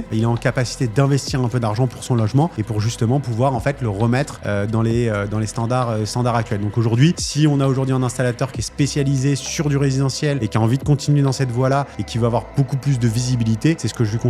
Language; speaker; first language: French; native; French